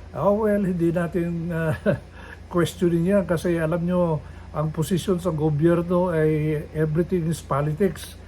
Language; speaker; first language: Filipino; non-native, local second language; Iloko